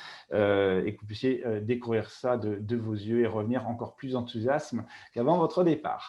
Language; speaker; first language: French; native; French